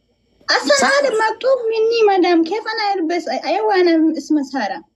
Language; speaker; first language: Arabic; non-native, learner; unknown